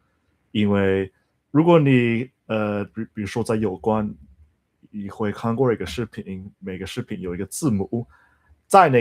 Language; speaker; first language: Chinese; non-native, learner; English